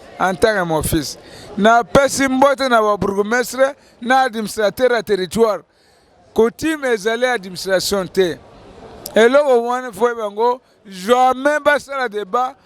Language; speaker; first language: Lingala; non-native, local second language; Kituba (Democratic Republic of Congo)